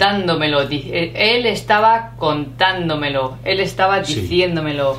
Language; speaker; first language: Spanish; native; Spanish